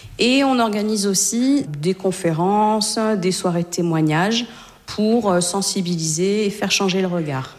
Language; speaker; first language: French; native; French